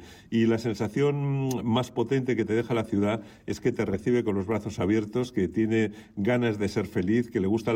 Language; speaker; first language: Spanish; native; Spanish